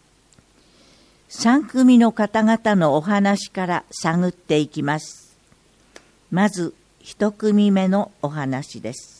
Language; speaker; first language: Japanese; native; Japanese